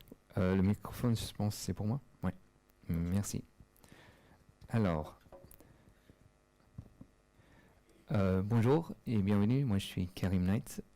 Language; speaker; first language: French; non-native, fluent; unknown